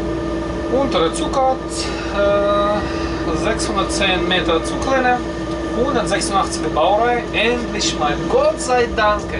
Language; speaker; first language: German; non-native, fluent; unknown